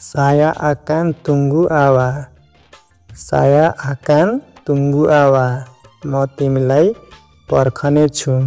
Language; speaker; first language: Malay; non-native, learner; Nepali